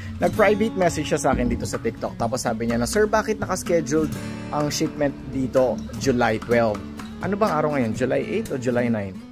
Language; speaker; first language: Filipino; non-native, local second language; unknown